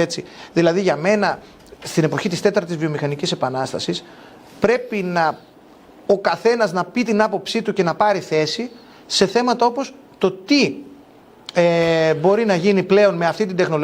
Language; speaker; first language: Greek; native; Greek